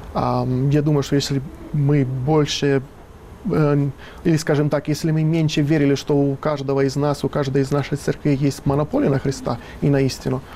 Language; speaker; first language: Russian; non-native, fluent; Italian